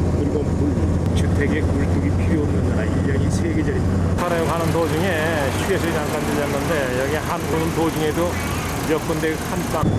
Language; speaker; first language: Korean; native; Korean